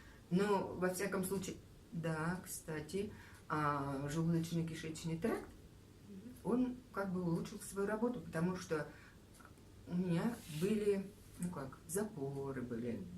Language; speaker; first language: Russian; native; Russian